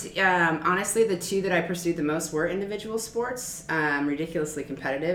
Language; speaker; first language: English; native; English